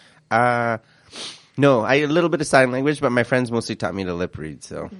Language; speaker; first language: English; early bilingual, other home language; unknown